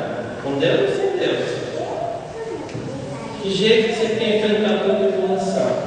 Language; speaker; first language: Portuguese; native; Portuguese